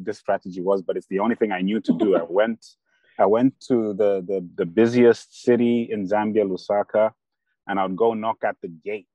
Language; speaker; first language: English; non-native, local second language; Bemba